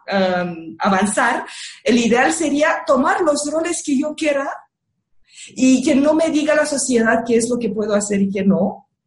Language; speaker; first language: Spanish; non-native, fluent; Romanian